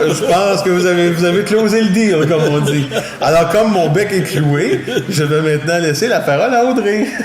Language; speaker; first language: French; native; French